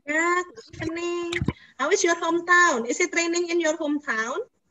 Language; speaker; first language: English; non-native, fluent; Indonesian